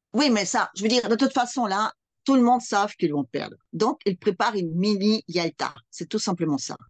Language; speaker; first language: French; non-native, fluent; Russian